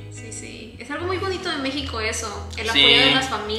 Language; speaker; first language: Spanish; native; Spanish